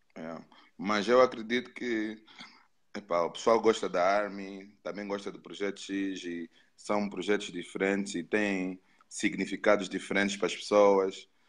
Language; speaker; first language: Portuguese; native; Portuguese